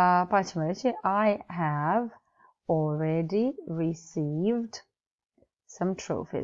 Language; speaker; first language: English; non-native, fluent; Serbian